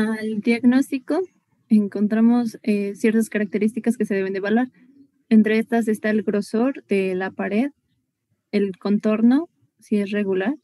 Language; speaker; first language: Spanish; native; Spanish